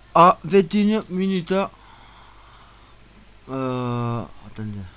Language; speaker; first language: French; native; French